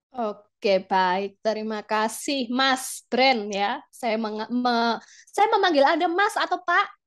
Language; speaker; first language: Indonesian; native; Indonesian